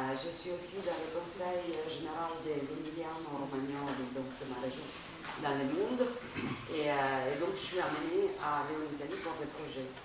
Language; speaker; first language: French; non-native, fluent; Italian